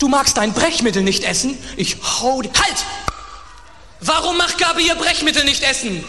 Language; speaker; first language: German; native; German